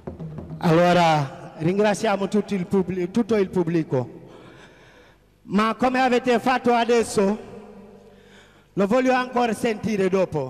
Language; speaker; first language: Italian; non-native, fluent; Wolof